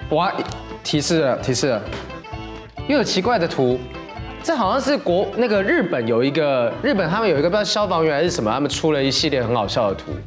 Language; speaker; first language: Chinese; native; Chinese